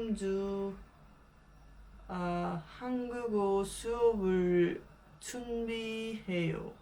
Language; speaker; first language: Korean; non-native, learner; English